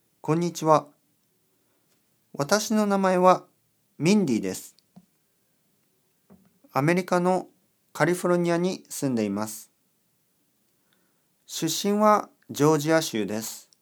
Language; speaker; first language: Japanese; non-native, learner; English